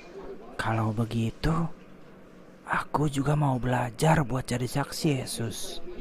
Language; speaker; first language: Indonesian; native; Indonesian